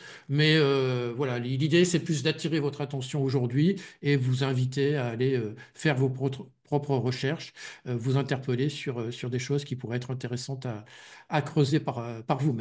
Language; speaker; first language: French; native; French